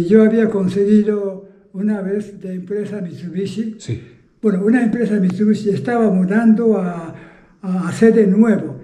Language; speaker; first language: Spanish; non-native, fluent; Japanese